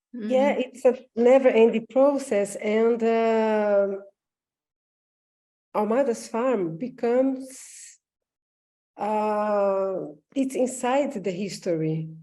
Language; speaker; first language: English; non-native, learner; Portuguese